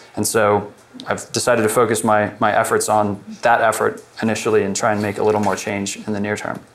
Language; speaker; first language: English; native; English